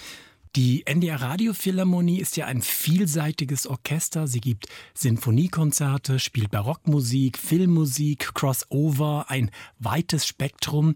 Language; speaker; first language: German; native; German